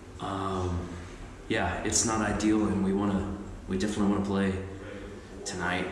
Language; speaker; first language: English; native; English